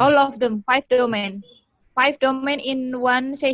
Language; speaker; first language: English; non-native, learner; Indonesian